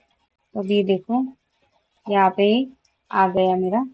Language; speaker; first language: Hindi; native; Hindi